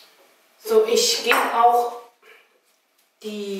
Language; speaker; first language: German; non-native, fluent; Chinese